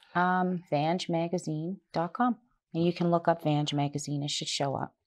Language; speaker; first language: English; native; English